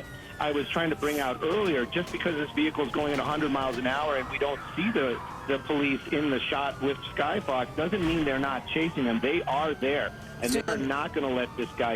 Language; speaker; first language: English; native; English